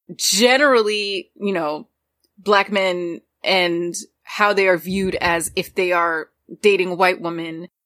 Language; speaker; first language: English; native; English